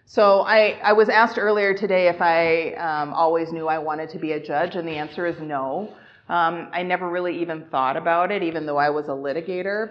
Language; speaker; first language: English; native; English